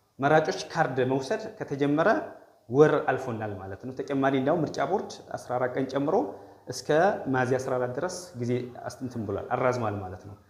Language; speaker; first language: Amharic; non-native, local second language; Oromo